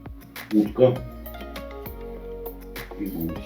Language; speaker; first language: Russian; native; Russian